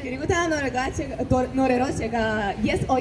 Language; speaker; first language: Korean; non-native, fluent; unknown